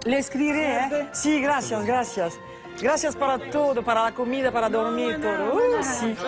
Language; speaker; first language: Spanish; non-native, learner; French